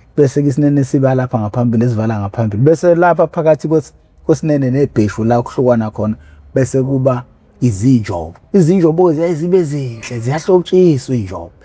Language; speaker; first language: Zulu; native; Zulu